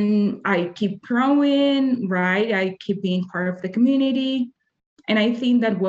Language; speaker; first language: English; non-native, fluent; Spanish